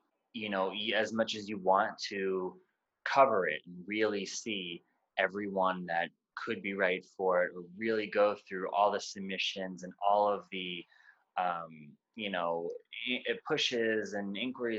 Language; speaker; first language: English; native; English